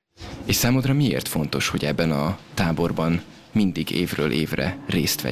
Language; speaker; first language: Hungarian; native; Hungarian